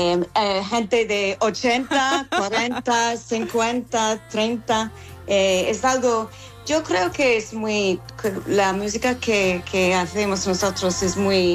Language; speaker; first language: Spanish; non-native, learner; English